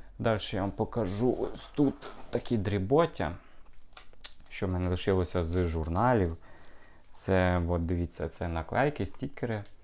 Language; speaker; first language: Ukrainian; non-native, local second language; Russian